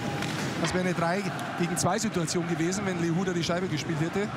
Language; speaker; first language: German; native; German